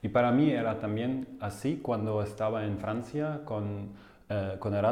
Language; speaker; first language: Spanish; non-native, fluent; German